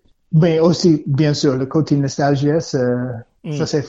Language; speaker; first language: French; non-native, learner; English